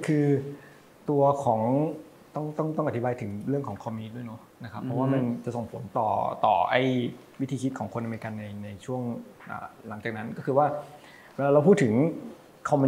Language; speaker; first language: Thai; native; Thai